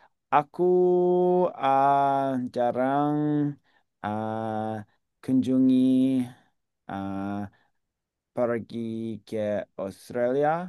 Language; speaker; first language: Indonesian; non-native, learner; English